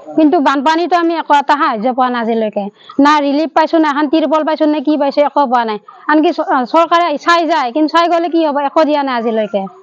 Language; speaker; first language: Assamese; native; Assamese